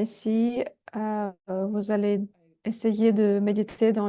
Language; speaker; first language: French; non-native, fluent; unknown